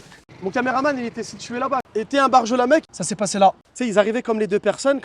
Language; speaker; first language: French; native; French